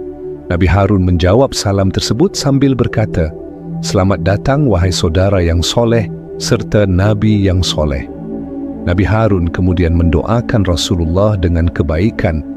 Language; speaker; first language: Indonesian; native; Indonesian